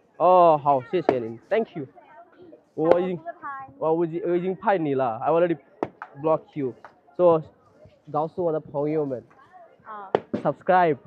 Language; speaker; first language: Chinese; non-native, learner; Bangla